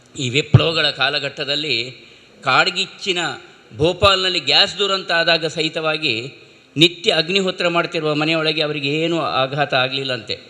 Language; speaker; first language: Kannada; native; Kannada